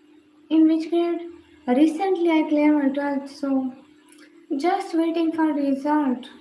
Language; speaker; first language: English; non-native, learner; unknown